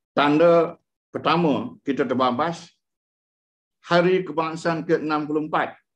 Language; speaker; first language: Malay; non-native, local second language; Iban